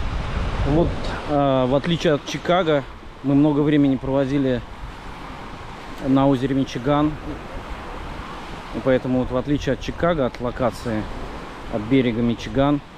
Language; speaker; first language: Russian; native; Russian